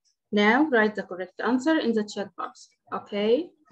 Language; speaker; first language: English; non-native, fluent; Arabic